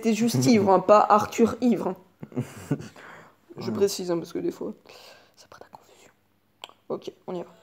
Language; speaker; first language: French; native; French